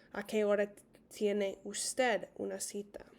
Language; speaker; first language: Spanish; non-native, fluent; English